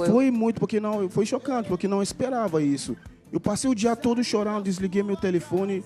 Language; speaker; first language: Portuguese; non-native, fluent; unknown